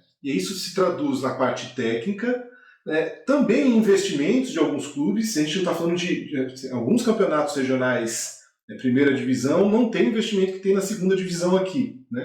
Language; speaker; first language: Portuguese; native; Portuguese